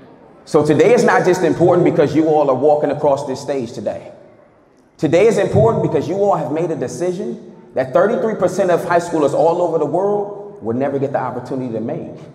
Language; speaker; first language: English; native; English